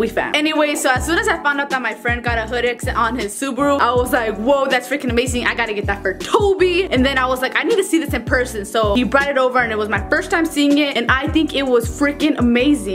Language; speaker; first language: English; early bilingual, other home language; Spanish